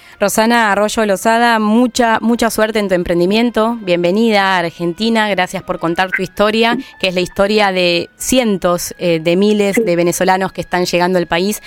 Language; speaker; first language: Spanish; native; Spanish